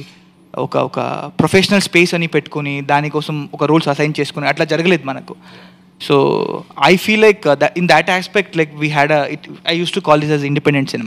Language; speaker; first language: Telugu; native; Telugu